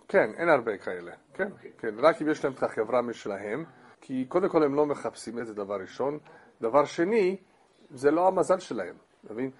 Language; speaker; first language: Hebrew; non-native, fluent; English